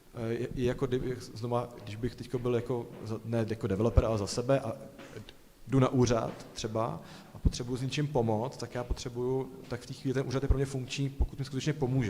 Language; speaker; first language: Czech; native; Czech